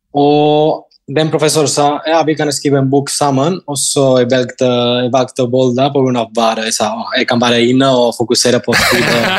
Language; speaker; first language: Norwegian; non-native, fluent; Spanish